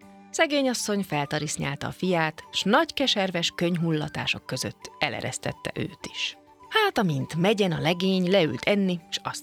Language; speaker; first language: Hungarian; native; Hungarian